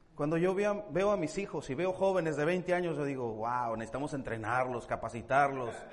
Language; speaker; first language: Spanish; native; Spanish